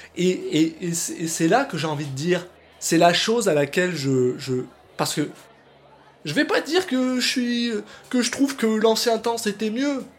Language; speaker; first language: French; native; French